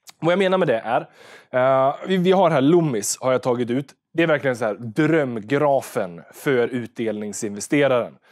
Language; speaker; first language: Swedish; native; Swedish